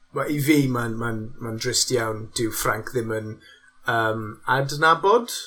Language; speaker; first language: Welsh; non-native, local second language; English